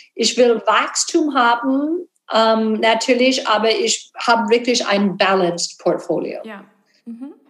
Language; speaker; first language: German; non-native, learner; English